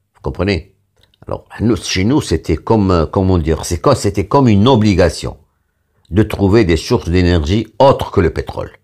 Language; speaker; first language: French; non-native, local second language; Arabic